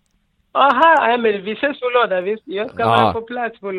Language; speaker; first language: Swedish; non-native, learner; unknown